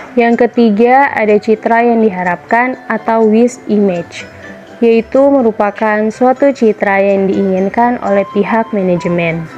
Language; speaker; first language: Indonesian; native; Indonesian